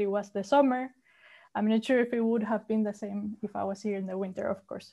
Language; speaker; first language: English; non-native, fluent; Spanish